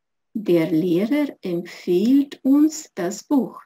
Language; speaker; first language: German; non-native, fluent; Russian